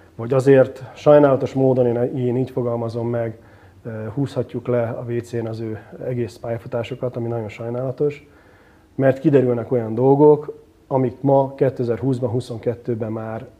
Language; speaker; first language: Hungarian; native; Hungarian